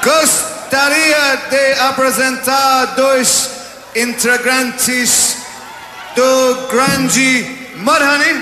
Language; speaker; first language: Portuguese; non-native, learner; English